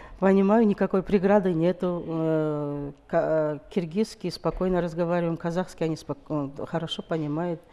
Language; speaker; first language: Russian; non-native, local second language; Kazakh